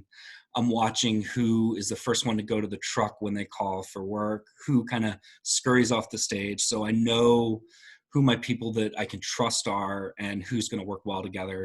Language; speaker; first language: English; native; English